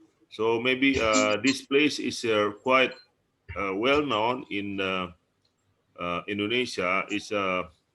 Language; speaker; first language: English; non-native, learner; Indonesian